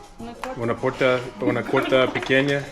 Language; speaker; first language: Spanish; non-native, learner; English